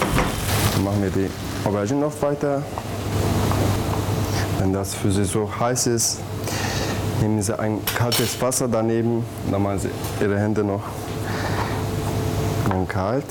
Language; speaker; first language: German; non-native, learner; Turkish